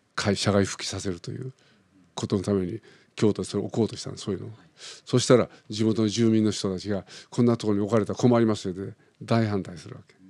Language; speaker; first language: Japanese; native; Japanese